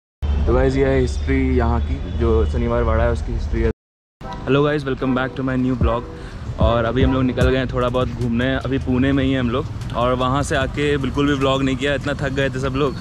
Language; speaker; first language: Hindi; native; Hindi